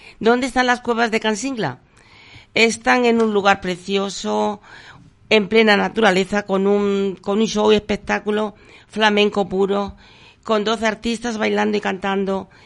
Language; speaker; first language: Spanish; native; Spanish